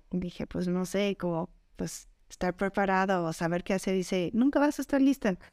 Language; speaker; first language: Spanish; non-native, fluent; English